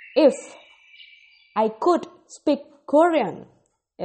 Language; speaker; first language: English; non-native, fluent; Indonesian